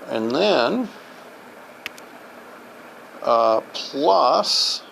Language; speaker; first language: English; native; English